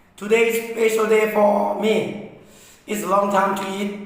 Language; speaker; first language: English; non-native, learner; Lao